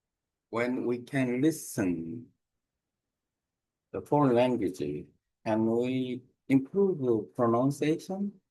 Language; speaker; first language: English; non-native, learner; Korean